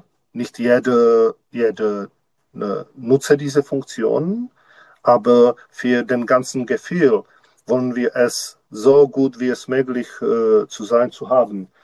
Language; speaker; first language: German; non-native, learner; Czech